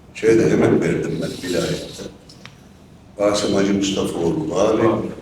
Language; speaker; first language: Turkish; native; Turkish